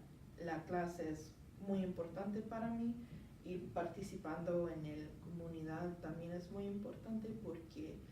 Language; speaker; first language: Spanish; non-native, learner; English